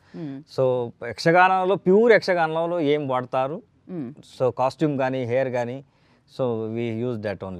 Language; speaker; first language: Telugu; non-native, learner; Kannada